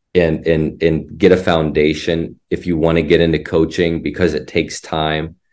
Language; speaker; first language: English; native; English